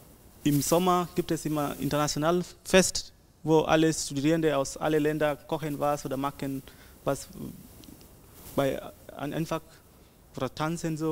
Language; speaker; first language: German; non-native, learner; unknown